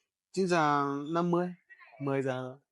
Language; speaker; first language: Vietnamese; early bilingual, heritage; Vietnamese